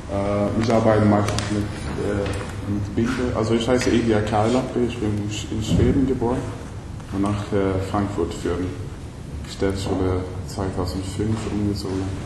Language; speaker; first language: German; non-native, learner; Swedish